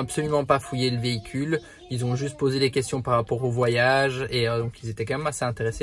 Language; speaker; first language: French; native; French